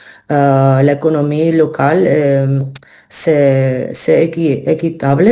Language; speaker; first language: French; non-native, learner; Spanish